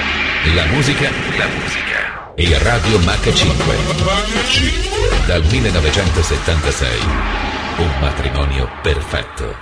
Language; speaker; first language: Italian; native; Italian